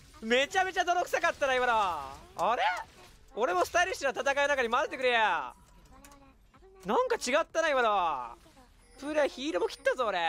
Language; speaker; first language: Japanese; native; Japanese